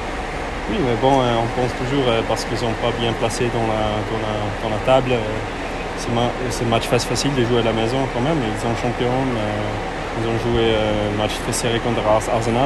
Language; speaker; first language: French; non-native, learner; German